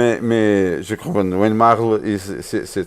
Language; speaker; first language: French; non-native, learner; Portuguese